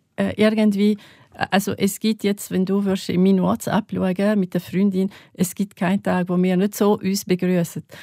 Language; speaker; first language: German; non-native, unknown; Arabic